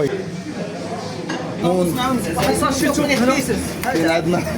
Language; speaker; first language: Arabic; native; Arabic